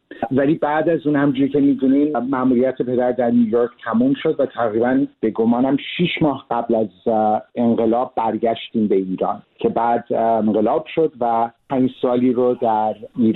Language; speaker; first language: Persian; early bilingual, heritage; Persian